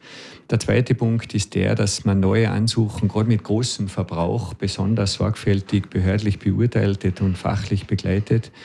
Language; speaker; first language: German; native; German